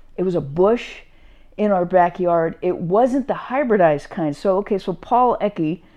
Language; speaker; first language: English; native; English